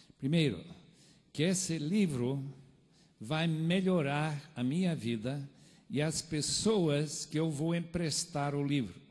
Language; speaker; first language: Portuguese; non-native, fluent; English